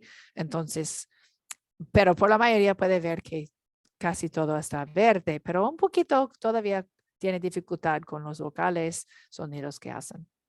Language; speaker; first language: Spanish; non-native, learner; English